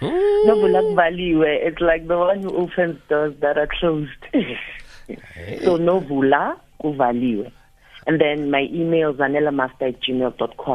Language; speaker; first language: English; non-native, local second language; Zulu